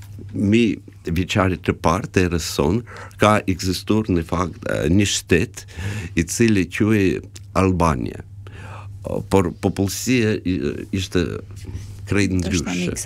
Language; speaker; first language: Albanian; non-native, fluent; Russian